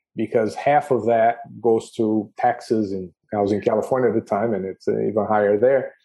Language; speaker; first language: English; non-native, fluent; Portuguese